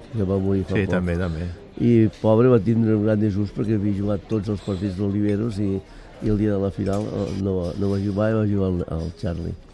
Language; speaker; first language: Catalan; native; Catalan